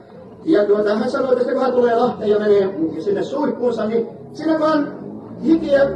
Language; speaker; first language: Finnish; native; Finnish